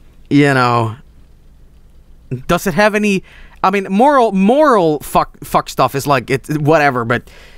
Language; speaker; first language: English; non-native, fluent; Swedish